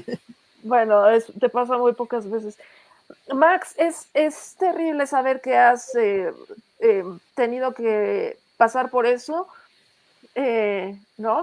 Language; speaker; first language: Spanish; native; Spanish